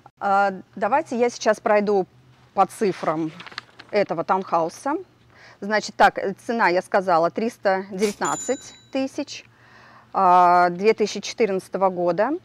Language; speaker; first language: Russian; native; Russian